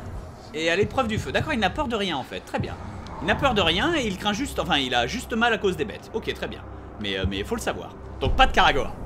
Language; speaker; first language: French; native; French